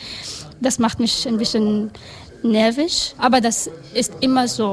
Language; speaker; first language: German; non-native, learner; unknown